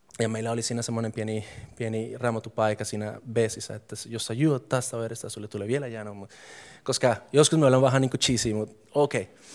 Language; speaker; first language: Finnish; non-native, fluent; Spanish